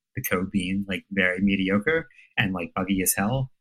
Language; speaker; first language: English; native; English